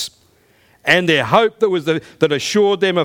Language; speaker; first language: English; native; English